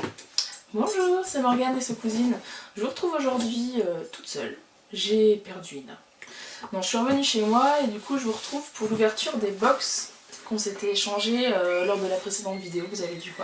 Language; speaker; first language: French; native; French